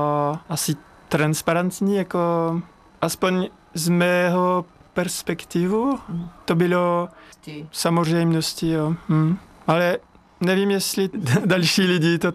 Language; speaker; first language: Czech; non-native, fluent; French